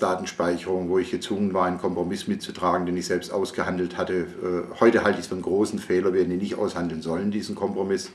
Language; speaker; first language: German; native; German